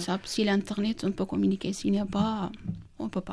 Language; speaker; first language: French; non-native, learner; Kurdish